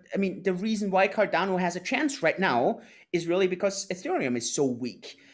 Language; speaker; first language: English; non-native, fluent; German